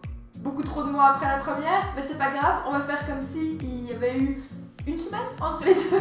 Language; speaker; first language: French; native; French